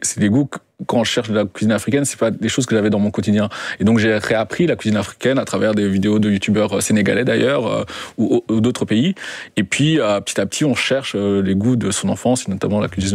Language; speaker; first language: French; non-native, fluent; Kinyarwanda